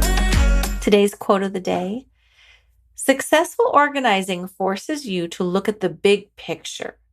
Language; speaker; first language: English; native; English